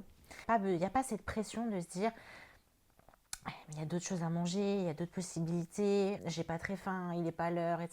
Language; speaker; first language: French; native; French